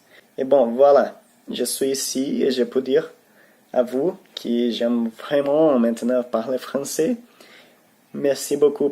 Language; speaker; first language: French; non-native, learner; Portuguese